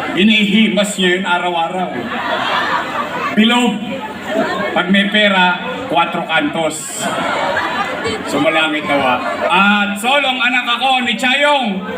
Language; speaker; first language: Filipino; native; Filipino